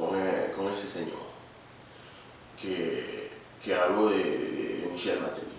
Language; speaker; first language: Spanish; non-native, learner; Haitian Creole